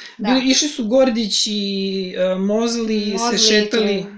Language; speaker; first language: Serbian; native; Serbian